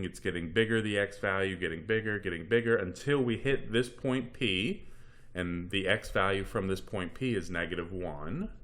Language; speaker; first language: English; native; English